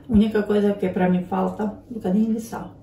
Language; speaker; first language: Portuguese; non-native, learner; Ukrainian